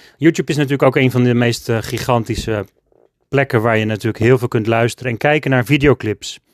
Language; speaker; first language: Dutch; native; Dutch